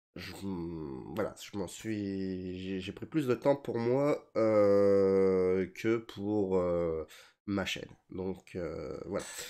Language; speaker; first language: French; native; French